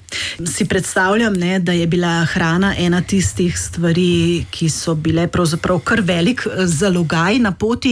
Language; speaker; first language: Slovenian; native; Slovenian